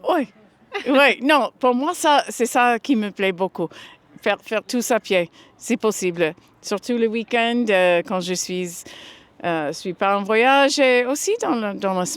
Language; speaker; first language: French; non-native, fluent; English